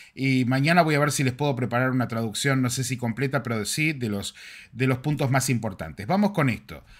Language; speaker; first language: Spanish; native; Spanish